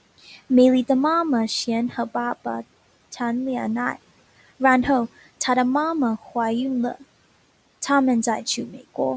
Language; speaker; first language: Chinese; non-native, learner; English